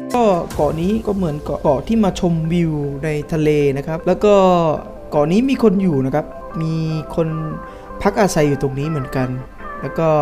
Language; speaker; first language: Thai; non-native, fluent; Malay